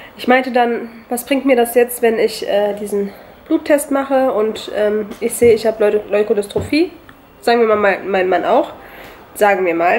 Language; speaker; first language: German; early bilingual, other home language; Turkish